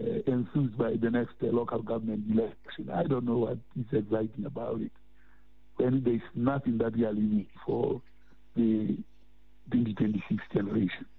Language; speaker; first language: English; non-native, local second language; Southern Sotho